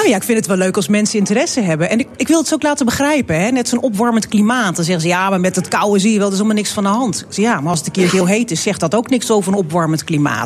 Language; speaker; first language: Dutch; native; Dutch